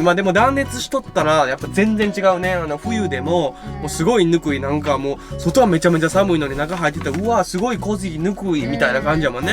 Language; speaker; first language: Japanese; native; Japanese